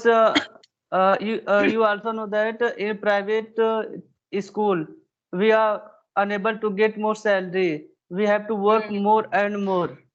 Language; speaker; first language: English; non-native, learner; Hindi